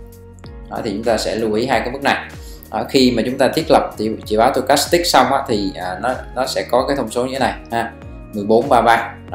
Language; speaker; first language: Vietnamese; native; Vietnamese